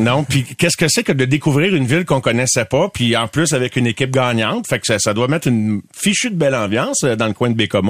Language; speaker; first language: French; native; French